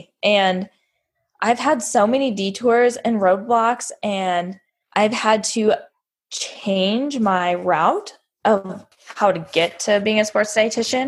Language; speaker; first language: English; native; English